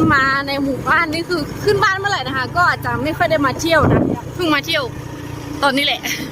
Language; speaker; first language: Thai; non-native, local second language; Karen languages